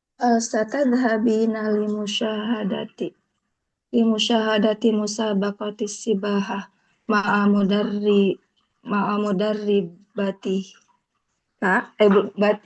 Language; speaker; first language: Arabic; non-native, learner; Indonesian